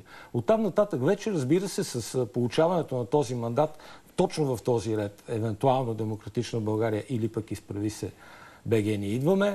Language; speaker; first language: Bulgarian; native; Bulgarian